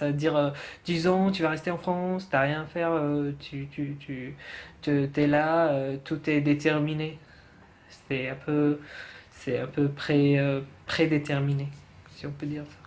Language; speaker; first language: French; non-native, fluent; Arabic